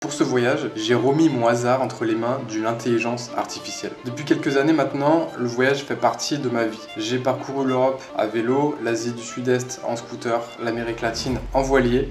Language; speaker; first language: French; native; French